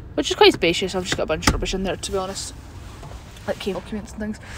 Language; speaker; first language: English; native; English